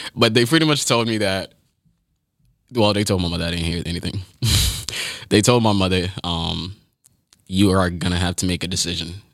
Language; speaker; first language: English; early bilingual, other home language; Haitian Creole